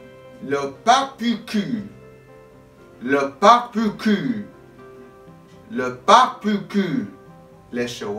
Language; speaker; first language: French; non-native, fluent; Arabic